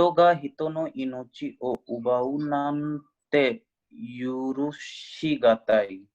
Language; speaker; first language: Japanese; non-native, learner; Hindi